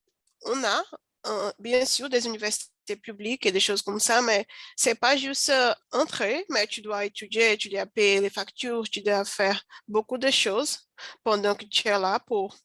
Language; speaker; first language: French; non-native, learner; Portuguese